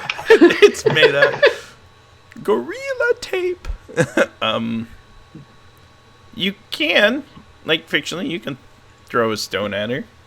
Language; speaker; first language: English; native; English